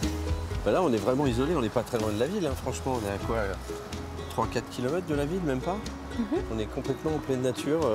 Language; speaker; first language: French; native; French